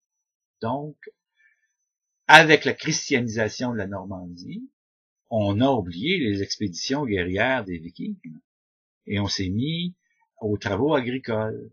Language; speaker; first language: French; native; French